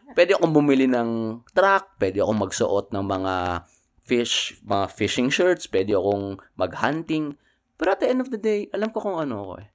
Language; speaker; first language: Filipino; native; Filipino